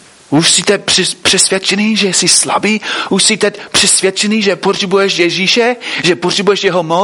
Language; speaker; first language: Czech; non-native, fluent; English